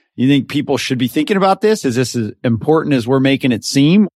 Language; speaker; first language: English; native; English